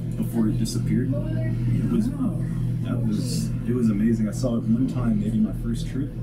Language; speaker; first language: English; native; English